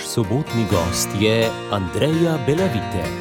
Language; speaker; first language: Slovenian; native; Slovenian